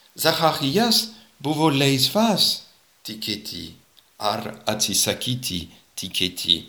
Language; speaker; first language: Lithuanian; non-native, fluent; French